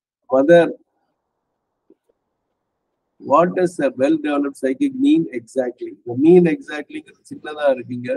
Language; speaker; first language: English; non-native, local second language; Tamil